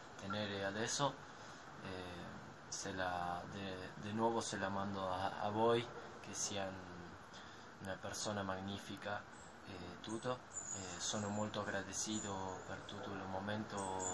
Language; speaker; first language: Italian; non-native, learner; Spanish